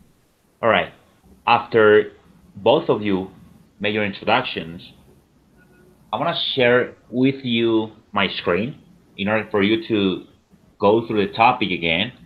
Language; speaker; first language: English; non-native, fluent; Spanish